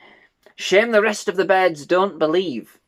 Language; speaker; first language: English; native; English